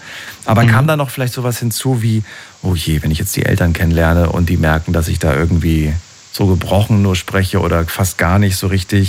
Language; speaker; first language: German; native; German